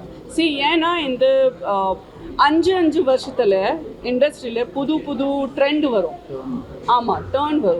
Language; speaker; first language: Tamil; non-native, fluent; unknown